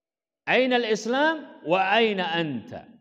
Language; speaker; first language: Arabic; non-native, fluent; Indonesian